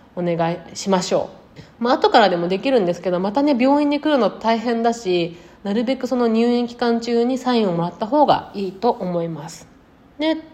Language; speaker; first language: Japanese; native; Japanese